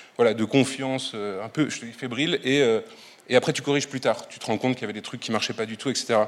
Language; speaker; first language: French; native; French